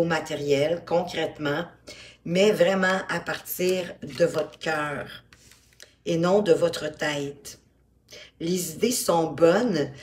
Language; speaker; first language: French; native; French